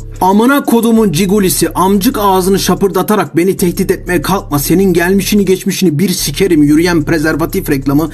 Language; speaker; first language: Turkish; native; Turkish